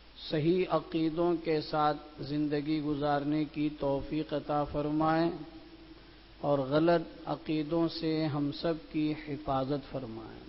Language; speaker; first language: Urdu; native; Urdu